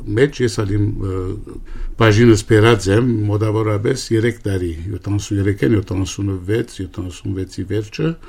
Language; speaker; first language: Armenian; early bilingual, heritage; Armenian